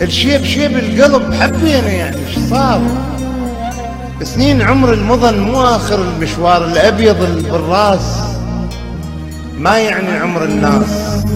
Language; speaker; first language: Arabic; native; Arabic